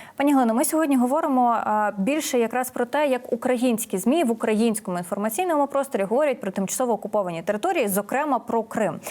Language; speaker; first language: Ukrainian; native; Ukrainian